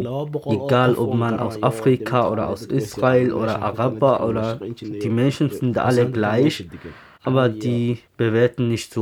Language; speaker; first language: German; non-native, learner; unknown